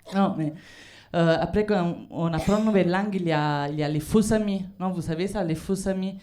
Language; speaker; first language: French; non-native, fluent; Italian